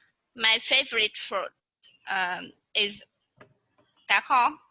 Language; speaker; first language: English; non-native, learner; Vietnamese